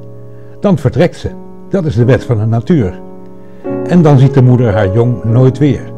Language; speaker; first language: Dutch; native; Dutch